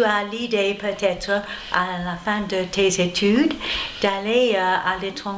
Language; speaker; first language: French; non-native, learner; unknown